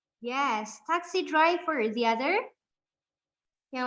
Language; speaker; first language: English; non-native, fluent; Indonesian